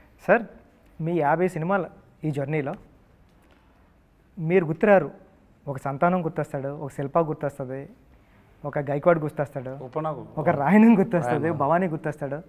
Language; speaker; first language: Telugu; native; Telugu